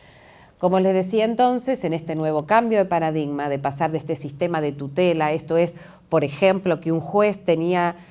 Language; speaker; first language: Spanish; native; Spanish